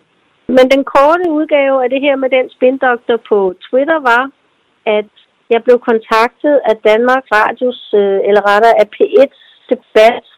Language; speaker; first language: Danish; native; Danish